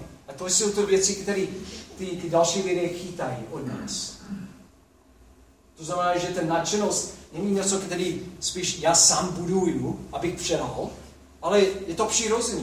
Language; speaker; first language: Czech; non-native, fluent; English